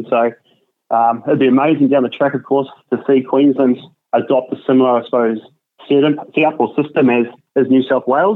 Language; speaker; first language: English; native; English